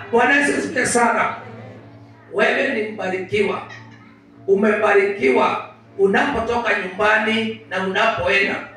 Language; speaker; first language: Swahili; native; Swahili